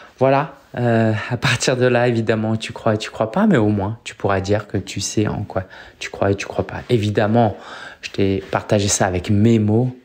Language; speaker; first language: French; early bilingual, other home language; Chinese